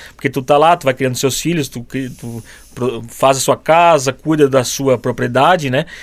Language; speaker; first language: Portuguese; native; Portuguese